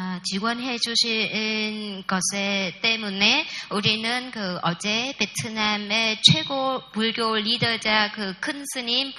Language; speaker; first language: Korean; non-native, fluent; Vietnamese